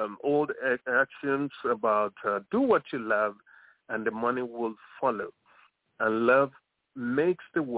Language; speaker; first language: English; non-native, local second language; Yoruba